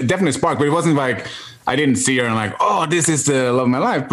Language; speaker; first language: English; non-native, fluent; Norwegian